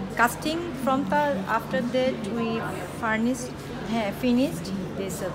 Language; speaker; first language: English; non-native, learner; Bangla